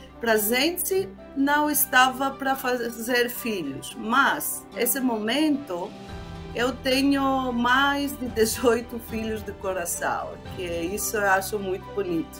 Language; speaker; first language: Portuguese; non-native, fluent; Greek